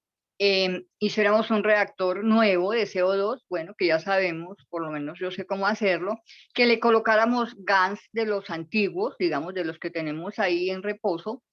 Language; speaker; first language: Spanish; native; Spanish